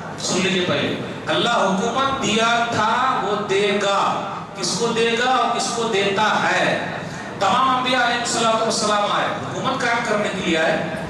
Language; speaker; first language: Urdu; non-native, local second language; Hindi